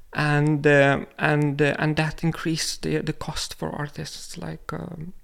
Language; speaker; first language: English; non-native, fluent; Lithuanian